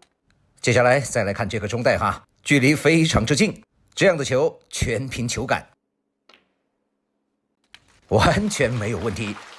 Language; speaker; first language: Chinese; native; Chinese